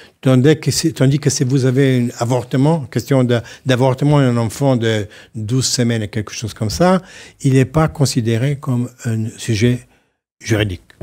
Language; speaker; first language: French; non-native, fluent; Slovenian